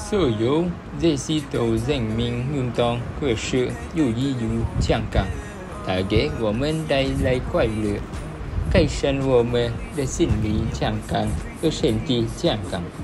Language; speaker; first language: Chinese; non-native, learner; Malay